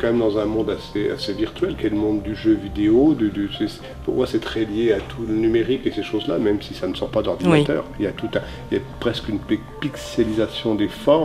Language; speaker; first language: French; native; French